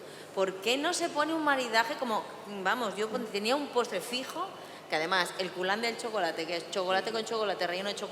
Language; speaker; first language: Spanish; native; Spanish